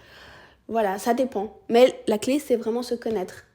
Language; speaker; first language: French; early bilingual, other home language; Spanish